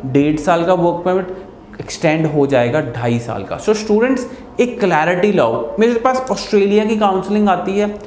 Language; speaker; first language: Hindi; non-native, local second language; Punjabi